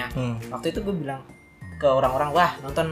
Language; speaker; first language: Indonesian; native; Indonesian